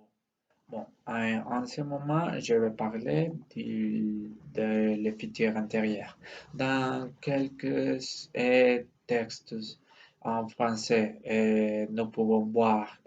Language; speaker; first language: French; non-native, learner; Spanish